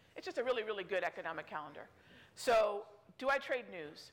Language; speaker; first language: English; native; English